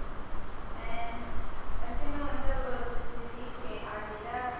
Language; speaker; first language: Spanish; non-native, learner; English